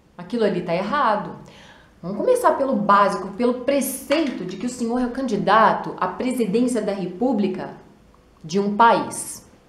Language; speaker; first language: Portuguese; native; Portuguese